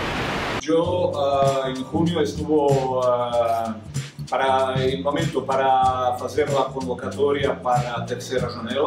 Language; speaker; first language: Portuguese; non-native, learner; Croatian